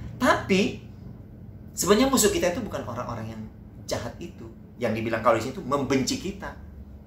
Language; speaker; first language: Indonesian; native; Indonesian